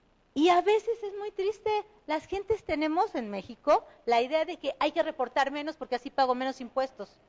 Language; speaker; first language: Spanish; native; Spanish